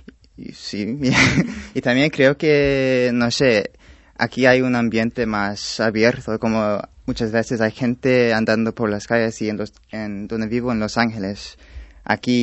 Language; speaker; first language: Spanish; non-native, fluent; English